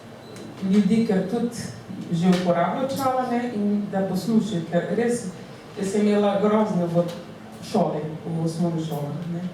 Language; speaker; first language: Slovenian; non-native, learner; Portuguese